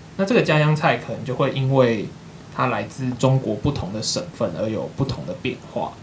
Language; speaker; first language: Chinese; native; Chinese